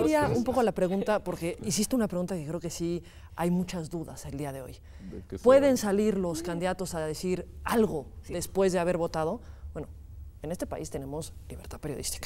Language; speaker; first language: Spanish; native; Spanish